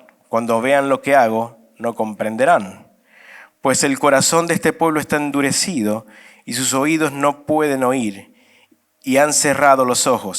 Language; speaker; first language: Spanish; native; Spanish